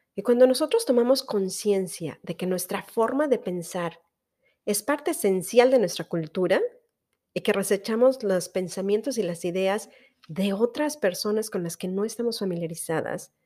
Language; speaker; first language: Spanish; native; Spanish